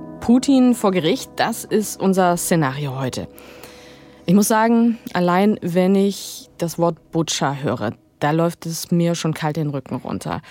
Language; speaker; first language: German; native; German